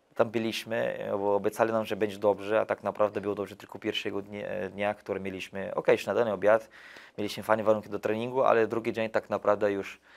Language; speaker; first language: Polish; non-native, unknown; Portuguese